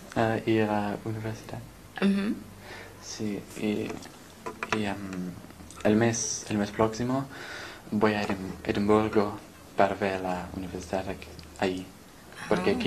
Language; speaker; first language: Spanish; non-native, learner; English